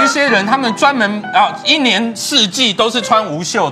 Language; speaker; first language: Chinese; native; Chinese